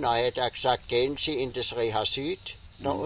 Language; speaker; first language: German; native; German